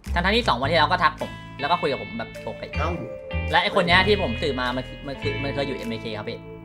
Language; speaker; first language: Thai; native; Thai